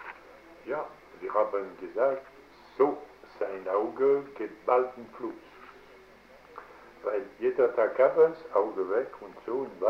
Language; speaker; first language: German; non-native, learner; French